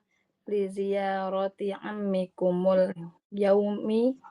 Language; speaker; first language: Arabic; non-native, learner; Indonesian